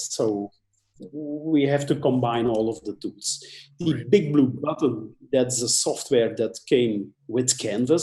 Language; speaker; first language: English; non-native, fluent; Dutch